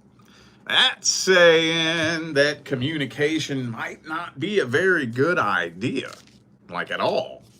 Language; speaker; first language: English; native; English